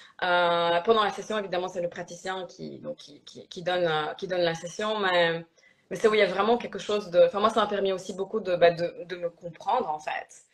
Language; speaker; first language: French; early bilingual, other home language; Polish